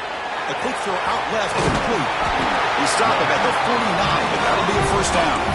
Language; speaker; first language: English; native; English